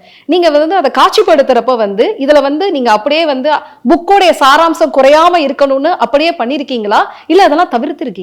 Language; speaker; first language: Tamil; native; Tamil